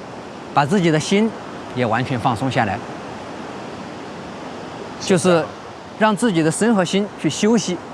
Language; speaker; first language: Chinese; native; Chinese